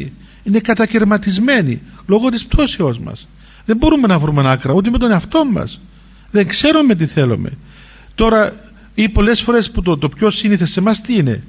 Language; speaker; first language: Greek; native; Greek